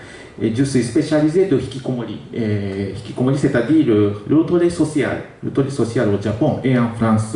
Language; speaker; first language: French; non-native, learner; Japanese